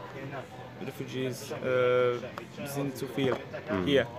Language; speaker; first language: German; non-native, learner; Hungarian